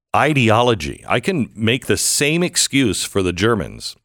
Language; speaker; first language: English; early bilingual, other home language; German